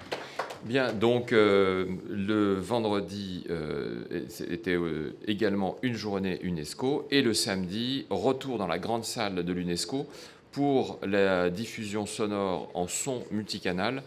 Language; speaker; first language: French; native; French